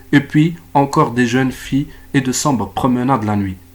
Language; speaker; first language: French; non-native, local second language; Arabic